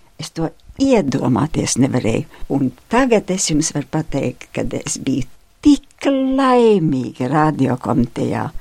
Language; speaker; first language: Latvian; native; Latvian